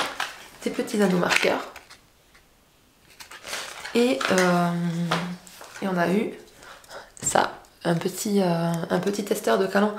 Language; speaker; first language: French; native; French